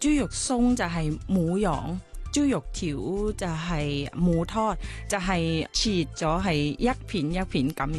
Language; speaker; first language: Cantonese; non-native, fluent; Thai